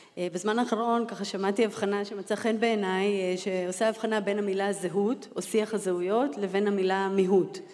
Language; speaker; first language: Hebrew; early bilingual, other home language; Russian